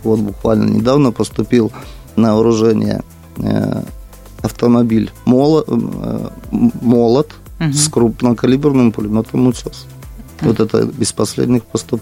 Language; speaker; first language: Russian; native; Russian